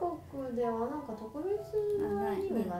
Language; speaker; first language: Japanese; non-native, fluent; Chinese